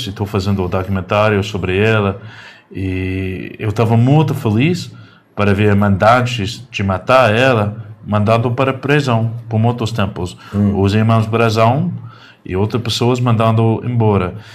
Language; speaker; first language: Portuguese; non-native, learner; English